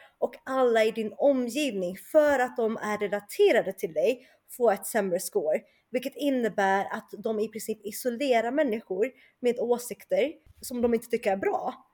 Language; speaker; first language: Swedish; native; Swedish